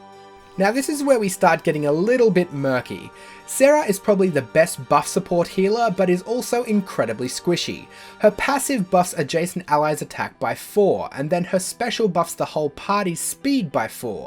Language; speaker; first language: English; native; English